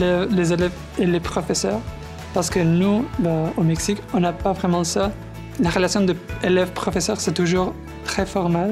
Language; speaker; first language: French; non-native, learner; Spanish